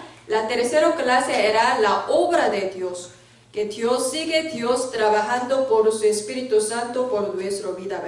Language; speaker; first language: Spanish; non-native, learner; Korean